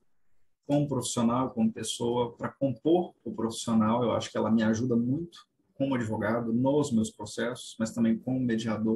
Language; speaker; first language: Portuguese; native; Portuguese